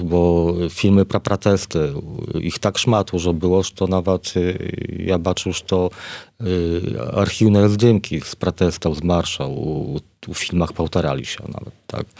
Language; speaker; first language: Polish; non-native, learner; Belarusian